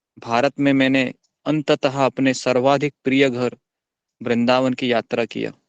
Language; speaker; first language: Hindi; non-native, local second language; Marathi